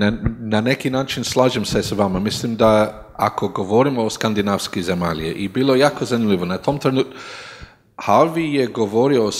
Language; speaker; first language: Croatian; non-native, learner; English